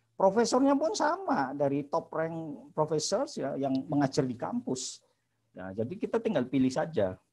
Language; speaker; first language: Indonesian; native; Indonesian